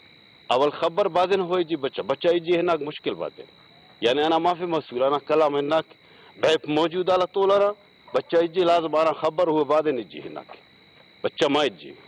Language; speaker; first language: Arabic; non-native, learner; Urdu